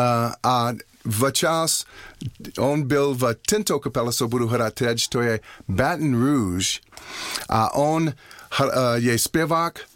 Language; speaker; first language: Czech; non-native, learner; English